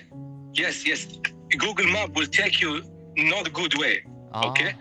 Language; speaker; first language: English; non-native, fluent; Arabic